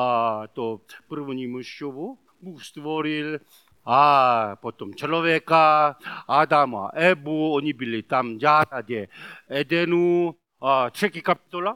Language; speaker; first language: Czech; non-native, learner; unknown